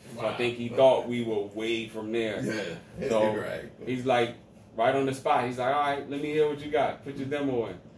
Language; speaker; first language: English; native; English